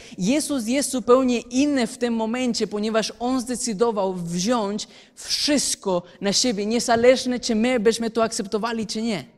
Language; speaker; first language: Polish; non-native, fluent; Spanish